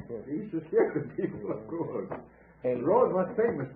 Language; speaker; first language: English; non-native, fluent; Ladino